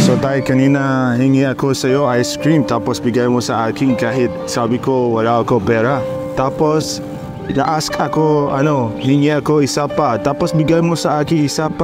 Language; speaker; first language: Filipino; non-native, learner; Arabic